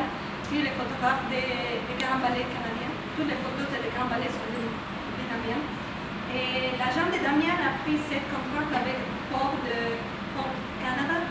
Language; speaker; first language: French; non-native, fluent; Spanish